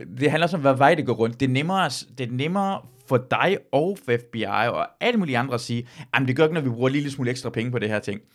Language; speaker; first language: Danish; native; Danish